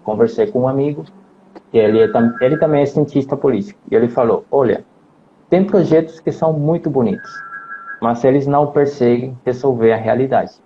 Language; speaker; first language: Portuguese; non-native, fluent; Spanish